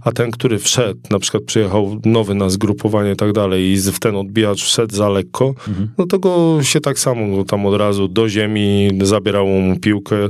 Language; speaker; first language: Polish; native; Polish